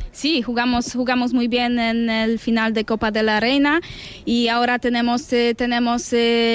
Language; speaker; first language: Spanish; non-native, learner; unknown